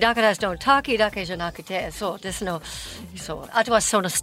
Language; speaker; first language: Japanese; non-native, fluent; English